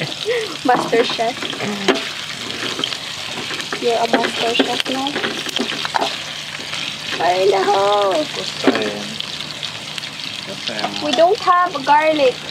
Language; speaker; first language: English; non-native, learner; Cebuano